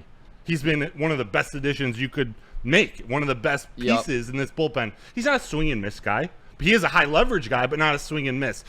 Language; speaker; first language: English; native; English